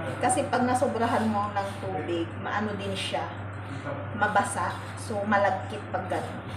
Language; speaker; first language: Filipino; native; Filipino